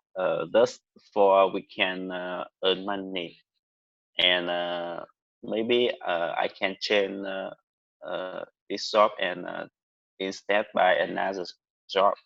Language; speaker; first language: English; non-native, learner; Vietnamese